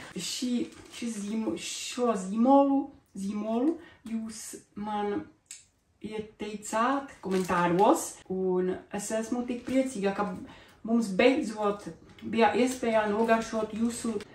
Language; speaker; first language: Latvian; non-native, learner; Czech